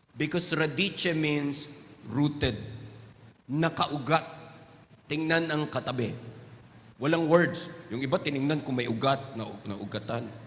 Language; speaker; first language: Filipino; non-native, local second language; Waray